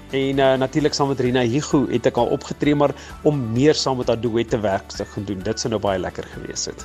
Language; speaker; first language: Afrikaans; native; Afrikaans